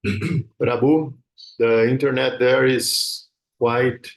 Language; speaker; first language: English; non-native, fluent; Portuguese